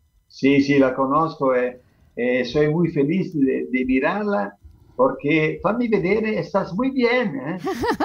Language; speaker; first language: Spanish; non-native, fluent; Italian